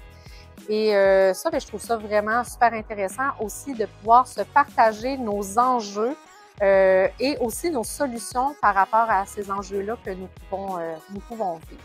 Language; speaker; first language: French; native; French